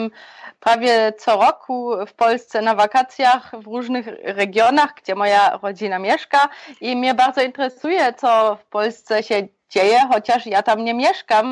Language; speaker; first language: Polish; early bilingual, other home language; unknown